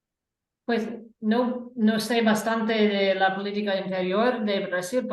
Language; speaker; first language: Spanish; non-native, fluent; English